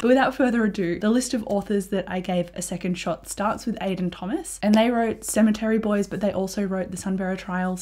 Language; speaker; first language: English; native; English